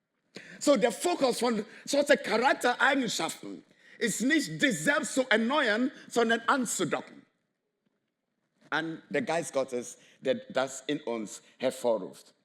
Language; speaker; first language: German; non-native, fluent; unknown